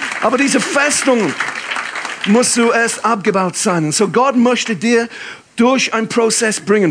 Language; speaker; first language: German; non-native, fluent; English